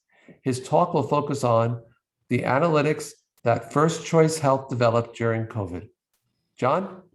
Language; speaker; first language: English; native; English